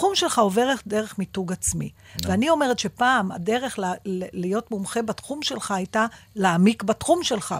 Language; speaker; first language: Hebrew; native; Hebrew